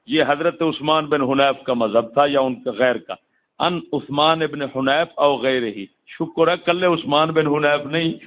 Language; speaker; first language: Urdu; non-native, local second language; Punjabi